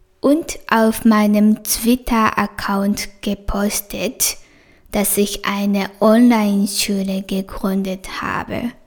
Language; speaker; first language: German; non-native, fluent; Japanese